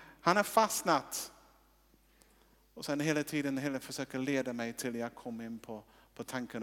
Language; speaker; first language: Swedish; non-native, fluent; English